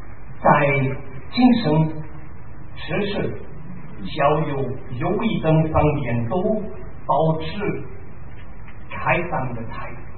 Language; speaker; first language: Chinese; non-native, fluent; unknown